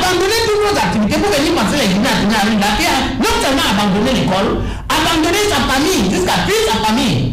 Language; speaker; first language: French; native; French